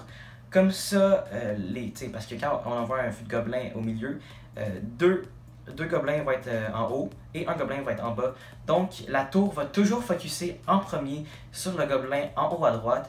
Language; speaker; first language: French; native; French